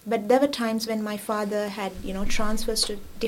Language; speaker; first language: English; non-native, local second language; Sinhala